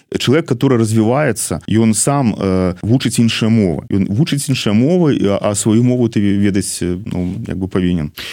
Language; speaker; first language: Belarusian; non-native, local second language; Russian